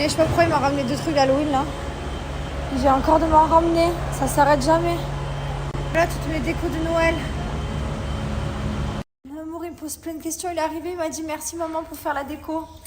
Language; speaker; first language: French; native; French